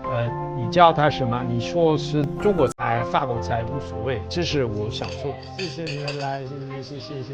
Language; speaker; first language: Chinese; non-native, fluent; French